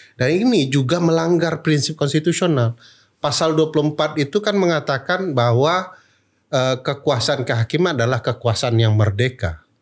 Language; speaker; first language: Indonesian; non-native, local second language; Minangkabau